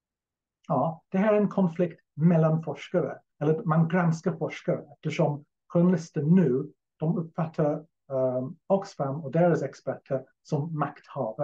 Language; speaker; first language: Swedish; non-native, fluent; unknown